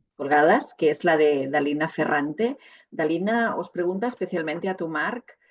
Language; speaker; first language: Spanish; non-native, local second language; Catalan